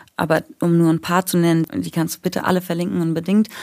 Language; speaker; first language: German; native; German